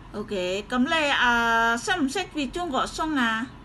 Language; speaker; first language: Cantonese; native; Cantonese